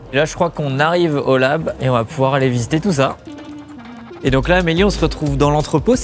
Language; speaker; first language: French; native; French